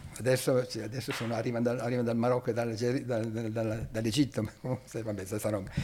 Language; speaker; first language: Italian; native; Italian